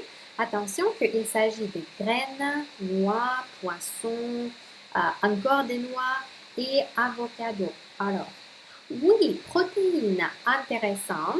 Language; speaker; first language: French; non-native, fluent; Russian